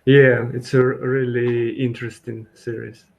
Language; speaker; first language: English; non-native, learner; Russian